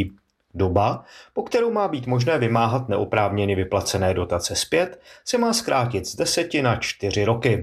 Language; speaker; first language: Czech; native; Czech